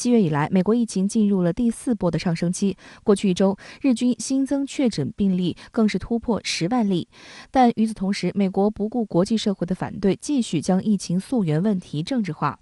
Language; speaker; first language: Chinese; native; Chinese